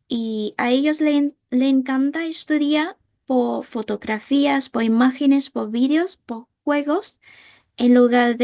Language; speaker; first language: Spanish; non-native, fluent; Vietnamese